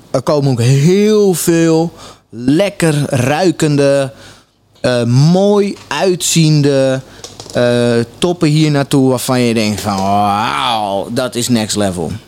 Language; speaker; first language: Dutch; native; Dutch